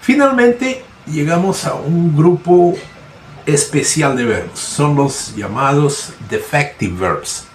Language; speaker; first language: Spanish; non-native, fluent; Portuguese